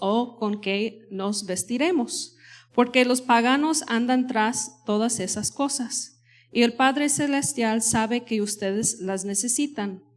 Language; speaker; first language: Spanish; non-native, fluent; English